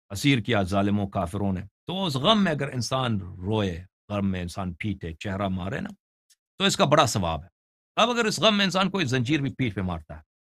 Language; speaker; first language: Urdu; non-native, fluent; Persian